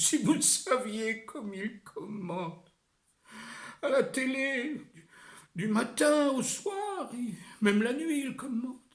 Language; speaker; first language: French; native; French